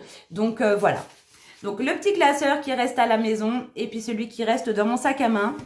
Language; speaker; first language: French; native; French